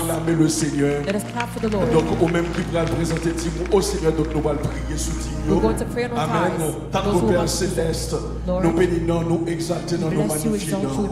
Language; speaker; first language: French; non-native, local second language; Haitian Creole